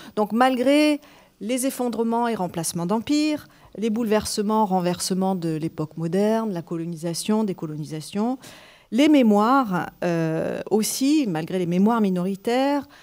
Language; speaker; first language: French; native; French